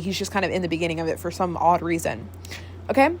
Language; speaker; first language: English; native; English